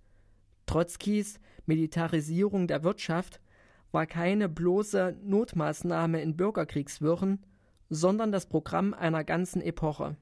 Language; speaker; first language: German; native; German